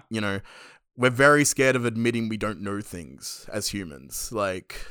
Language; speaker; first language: English; native; English